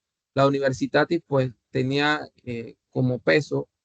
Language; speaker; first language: Spanish; native; Spanish